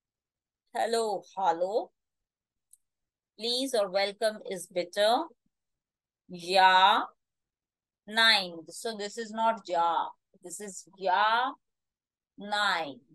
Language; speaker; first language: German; non-native, fluent; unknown